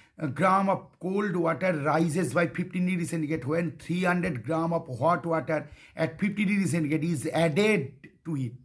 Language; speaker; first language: English; non-native, local second language; Bangla